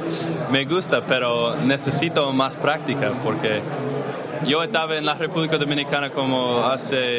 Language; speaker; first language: Spanish; non-native, learner; English